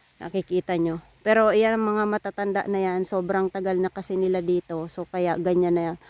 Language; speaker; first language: Filipino; native; Filipino